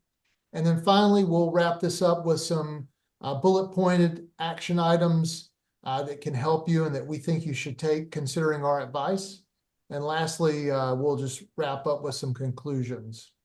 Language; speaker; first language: English; native; English